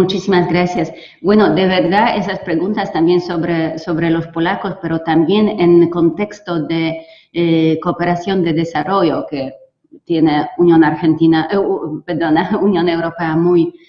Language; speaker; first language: Spanish; non-native, fluent; Polish